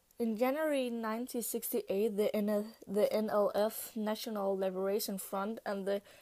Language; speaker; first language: English; non-native, learner; Danish